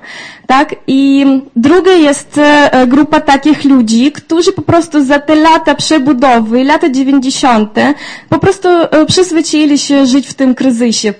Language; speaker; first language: Polish; non-native, fluent; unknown